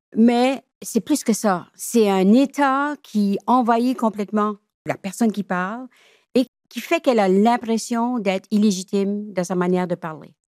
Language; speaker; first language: French; native; French